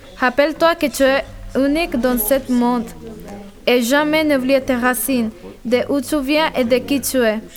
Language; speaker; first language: French; early bilingual, other home language; Spanish